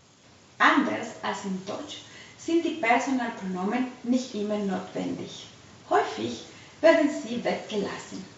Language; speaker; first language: German; non-native, fluent; Spanish